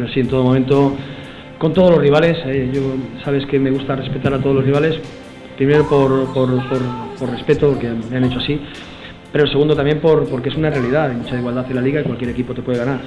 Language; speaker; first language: Spanish; native; Spanish